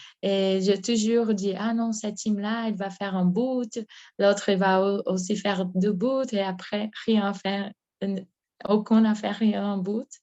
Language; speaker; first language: French; non-native, learner; Portuguese